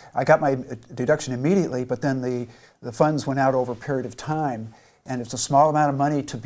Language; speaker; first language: English; native; English